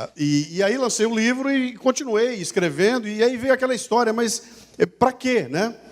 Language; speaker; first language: Portuguese; native; Portuguese